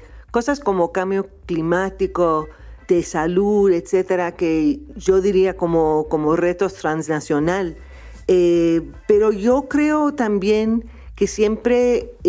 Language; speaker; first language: Spanish; non-native, fluent; English